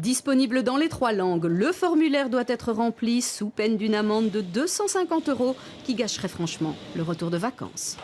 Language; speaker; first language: French; native; French